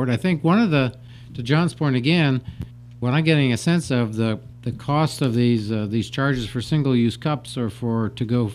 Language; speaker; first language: English; native; English